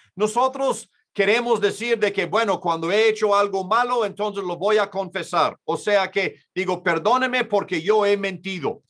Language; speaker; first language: Spanish; non-native, fluent; English